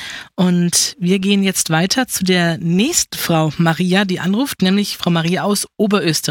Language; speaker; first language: German; native; German